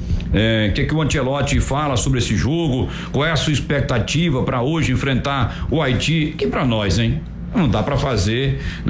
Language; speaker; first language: Portuguese; native; Portuguese